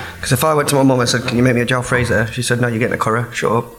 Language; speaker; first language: English; native; English